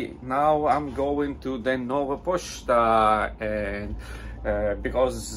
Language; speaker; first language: English; non-native, learner; Russian